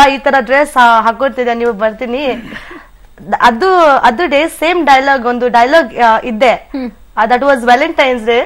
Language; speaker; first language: Kannada; non-native, local second language; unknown